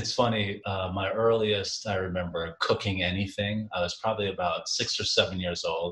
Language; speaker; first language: English; early bilingual, other home language; Jamaican Creole English